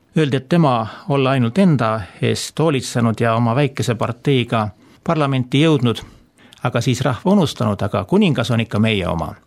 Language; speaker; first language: Estonian; native; Estonian